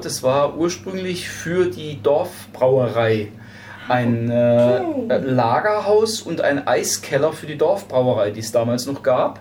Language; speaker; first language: German; native; German